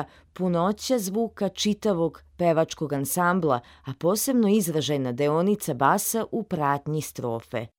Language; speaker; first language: Serbian; native; Serbian